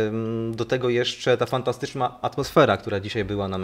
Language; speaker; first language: Polish; native; Polish